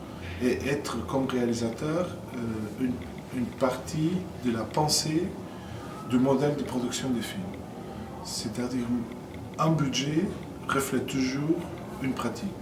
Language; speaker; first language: French; non-native, fluent; Portuguese